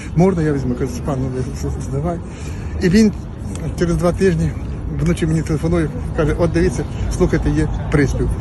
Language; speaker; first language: Ukrainian; native; Ukrainian